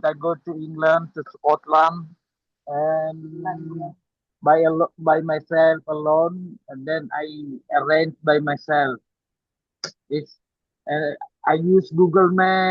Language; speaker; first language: English; non-native, learner; Indonesian